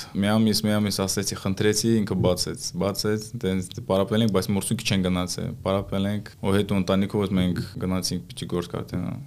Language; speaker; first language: Armenian; early bilingual, heritage; Armenian